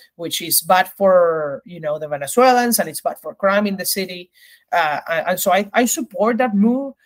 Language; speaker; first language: English; early bilingual, other home language; Spanish